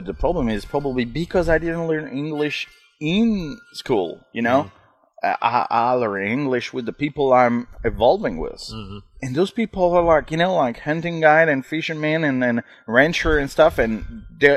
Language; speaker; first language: English; non-native, fluent; French